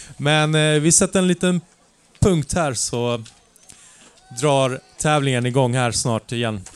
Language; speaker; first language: Swedish; native; Swedish